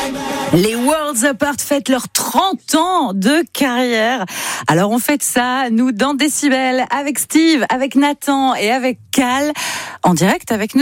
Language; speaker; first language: French; native; French